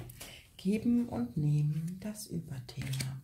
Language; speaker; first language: German; native; German